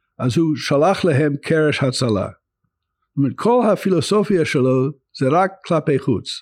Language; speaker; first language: Hebrew; non-native, fluent; English